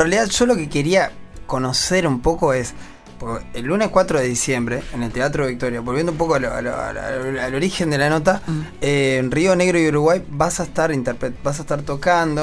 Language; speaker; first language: Spanish; native; Spanish